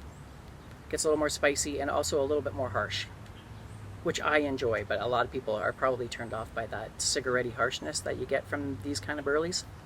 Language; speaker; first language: English; native; English